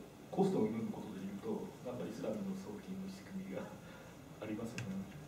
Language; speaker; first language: Japanese; native; Japanese